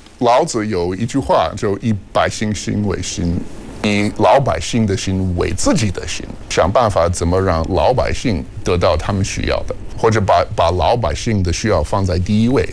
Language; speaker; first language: Chinese; non-native, fluent; English